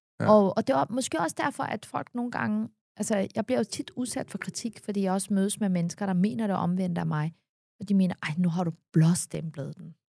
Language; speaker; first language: Danish; early bilingual, other home language; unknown